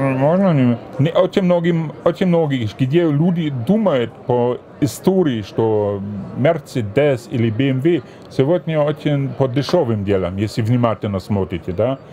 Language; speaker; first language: Russian; non-native, fluent; German